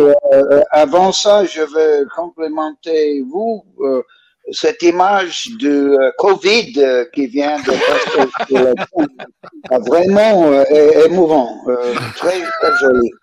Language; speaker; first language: French; non-native, learner; English